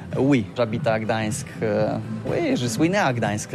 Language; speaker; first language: French; non-native, learner; Polish